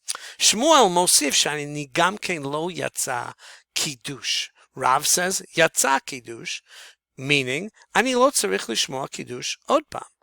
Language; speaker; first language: Hebrew; non-native, fluent; English